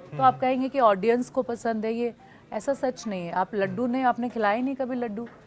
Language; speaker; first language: Hindi; non-native, local second language; Bhojpuri